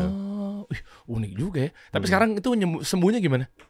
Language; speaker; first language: Indonesian; native; Indonesian